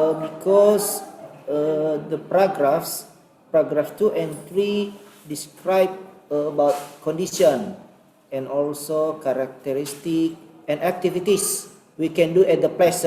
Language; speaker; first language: English; non-native, learner; Indonesian